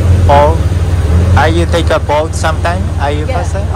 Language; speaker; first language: English; non-native, learner; Japanese